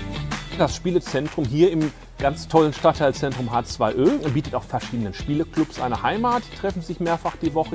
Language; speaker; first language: German; native; German